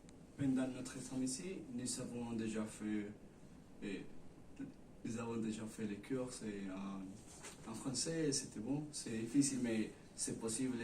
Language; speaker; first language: French; non-native, learner; Spanish